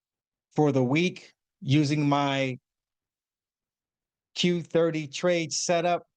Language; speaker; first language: English; native; English